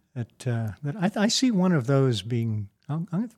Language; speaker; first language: English; native; English